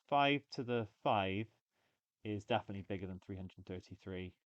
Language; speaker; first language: English; native; English